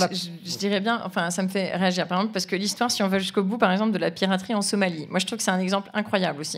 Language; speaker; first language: French; native; French